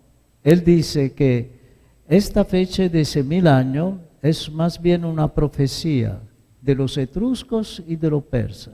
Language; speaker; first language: Spanish; non-native, fluent; Italian